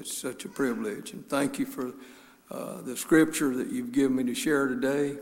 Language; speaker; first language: English; native; English